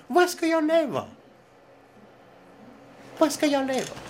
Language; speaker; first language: Swedish; non-native, fluent; Persian